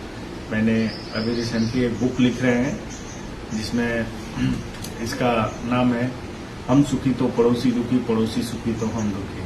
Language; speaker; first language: Hindi; native; Hindi